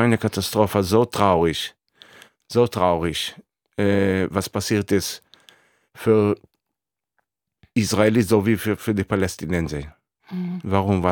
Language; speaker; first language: German; non-native, fluent; Hebrew